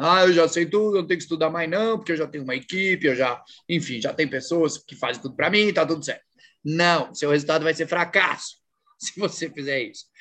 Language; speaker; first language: Portuguese; native; Portuguese